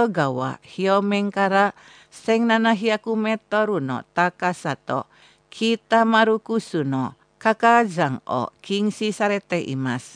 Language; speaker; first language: Japanese; non-native, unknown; Indonesian